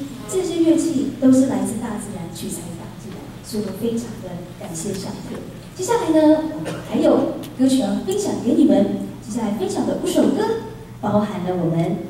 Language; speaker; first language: Chinese; native; Chinese